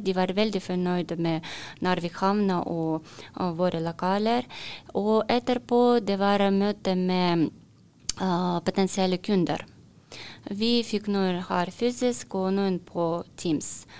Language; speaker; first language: Norwegian; non-native, learner; Russian